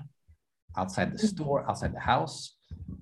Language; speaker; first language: English; non-native, fluent; Spanish